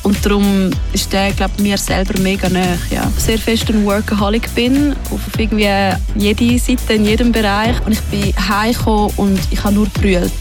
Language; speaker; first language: German; native; German